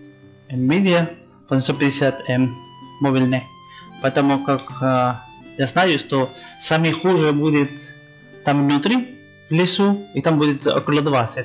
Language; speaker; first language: Russian; non-native, learner; Spanish